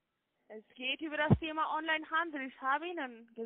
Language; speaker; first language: German; non-native, fluent; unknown